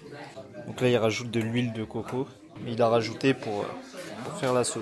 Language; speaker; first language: French; native; French